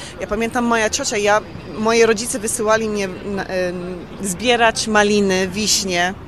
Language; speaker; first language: Polish; early bilingual, heritage; Polish